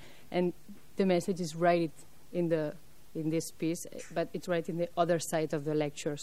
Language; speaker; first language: English; non-native, fluent; French